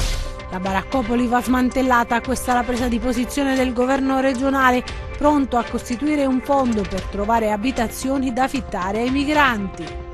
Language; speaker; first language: Italian; native; Italian